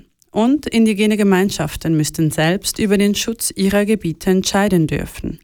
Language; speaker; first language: German; native; German